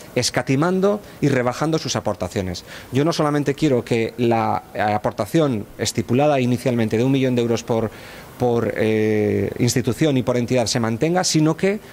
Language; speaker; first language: Spanish; native; Spanish